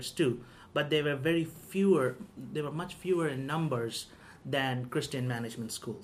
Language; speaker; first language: English; non-native, local second language; Tamil